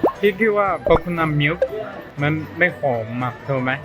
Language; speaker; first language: Thai; non-native, learner; Chinese